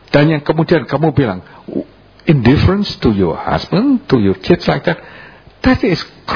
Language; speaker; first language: English; non-native, fluent; Indonesian